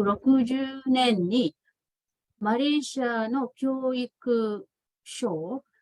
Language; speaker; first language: Japanese; non-native, fluent; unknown